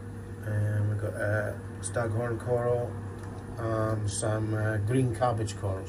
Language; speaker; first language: English; native; English